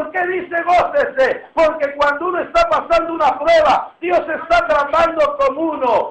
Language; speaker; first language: Spanish; native; Spanish